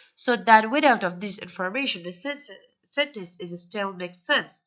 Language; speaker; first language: English; non-native, fluent; Persian